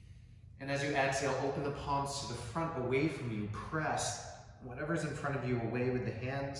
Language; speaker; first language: English; native; English